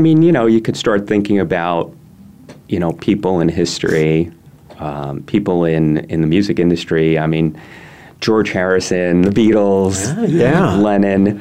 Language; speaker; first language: English; native; English